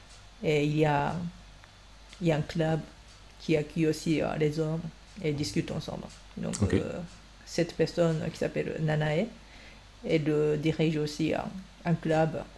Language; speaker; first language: French; non-native, fluent; Japanese